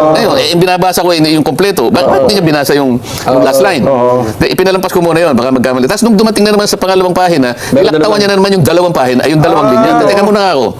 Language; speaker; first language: Filipino; non-native, local second language; Masbatenyo